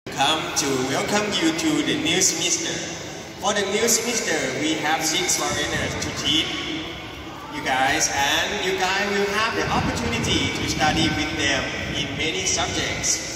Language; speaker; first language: English; non-native, fluent; Thai